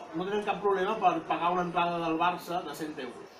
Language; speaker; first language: Catalan; native; Catalan